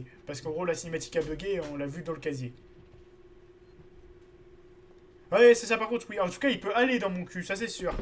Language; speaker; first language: French; native; French